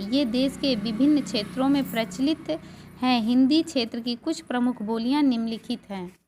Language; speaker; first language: Hindi; native; Hindi